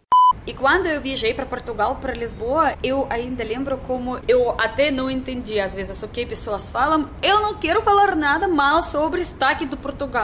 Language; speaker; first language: Portuguese; non-native, learner; Russian